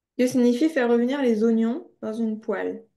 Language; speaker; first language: French; native; French